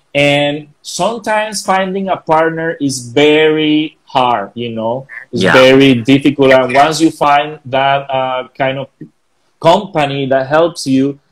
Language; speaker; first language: English; non-native, fluent; Spanish